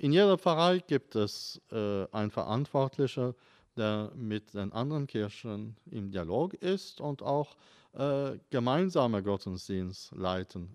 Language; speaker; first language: German; non-native, fluent; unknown